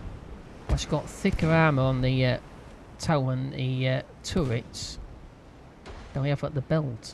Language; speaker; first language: English; native; English